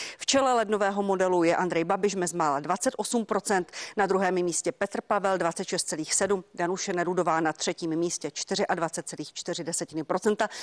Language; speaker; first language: Czech; native; Czech